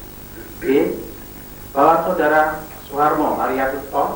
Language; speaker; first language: Indonesian; native; Indonesian